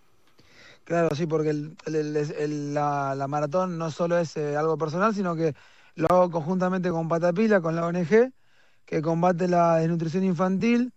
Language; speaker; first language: Spanish; native; Spanish